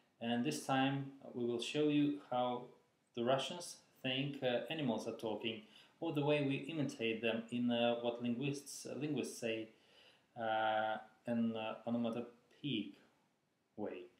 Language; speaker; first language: English; non-native, fluent; Russian